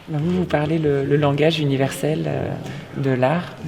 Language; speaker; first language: French; native; French